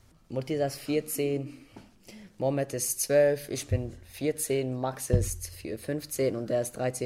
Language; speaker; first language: German; non-native, learner; Persian